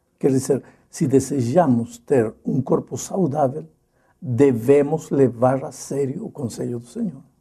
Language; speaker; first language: Portuguese; non-native, fluent; Spanish